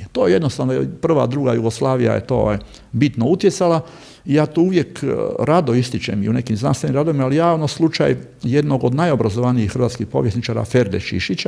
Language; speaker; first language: Croatian; native; Croatian